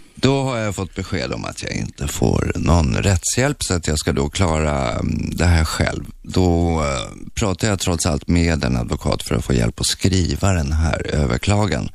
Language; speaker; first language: Swedish; native; Swedish